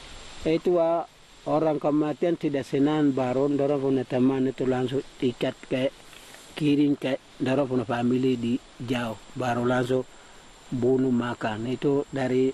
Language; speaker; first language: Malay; non-native, local second language; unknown